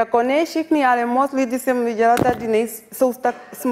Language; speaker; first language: Czech; non-native, learner; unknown